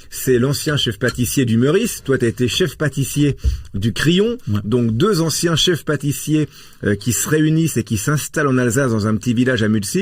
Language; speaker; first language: French; native; French